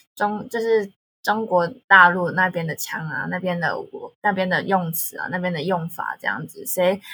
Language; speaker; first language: Chinese; native; Chinese